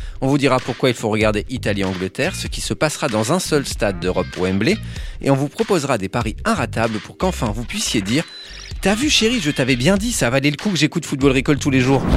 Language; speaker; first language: French; native; French